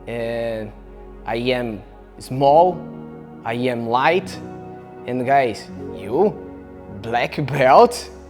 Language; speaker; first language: English; non-native, learner; Portuguese